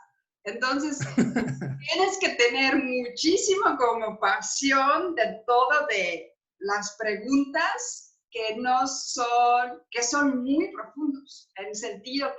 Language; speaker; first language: Spanish; non-native, learner; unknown